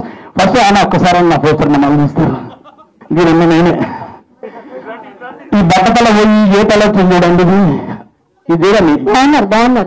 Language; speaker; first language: Telugu; native; Telugu